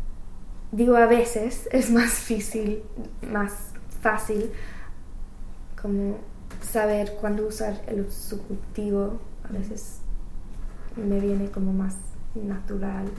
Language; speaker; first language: Spanish; non-native, learner; English